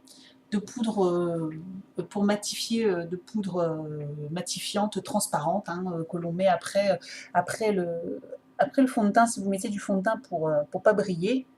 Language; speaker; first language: French; native; French